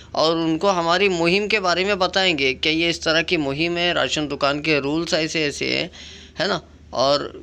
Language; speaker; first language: Hindi; non-native, local second language; Urdu